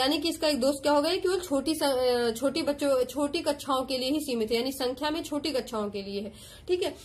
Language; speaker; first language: Hindi; native; Hindi